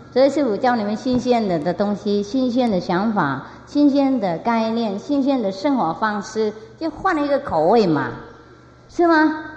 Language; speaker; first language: Chinese; non-native, fluent; Vietnamese